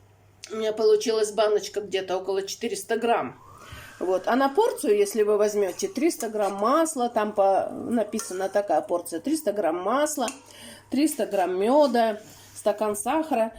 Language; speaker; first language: Russian; native; Russian